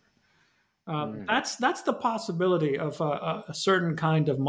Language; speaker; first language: English; non-native, local second language; Malayalam